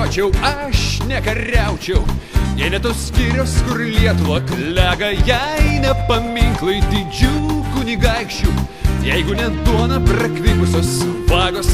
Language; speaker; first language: Lithuanian; native; Lithuanian